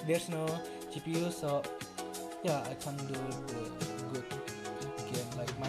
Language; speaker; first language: English; non-native, learner; Indonesian